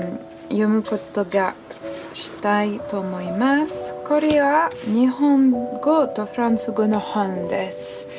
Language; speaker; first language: Japanese; non-native, learner; French